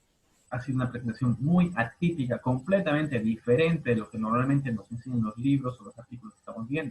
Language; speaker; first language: Spanish; native; Spanish